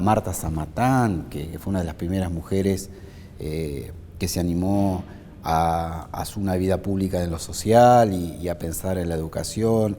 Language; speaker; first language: Spanish; native; Spanish